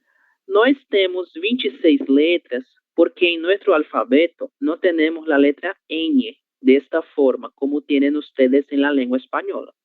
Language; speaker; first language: Spanish; non-native, learner; Portuguese